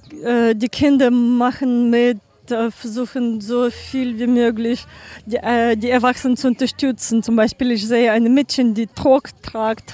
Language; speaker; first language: German; non-native, learner; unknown